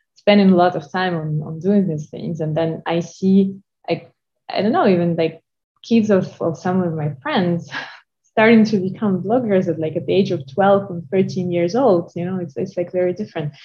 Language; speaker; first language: English; non-native, fluent; Russian